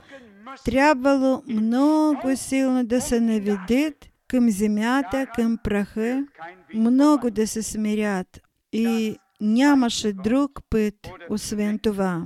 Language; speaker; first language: Bulgarian; non-native, fluent; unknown